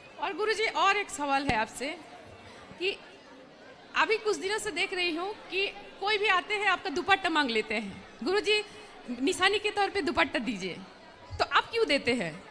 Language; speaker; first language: Hindi; non-native, local second language; Bangla